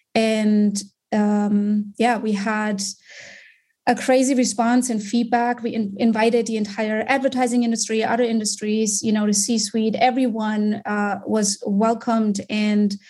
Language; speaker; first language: English; non-native, fluent; German